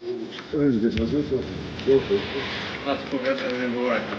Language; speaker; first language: Russian; non-native, local second language; Chechen